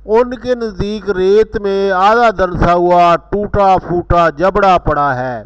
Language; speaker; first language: Urdu; non-native, local second language; Punjabi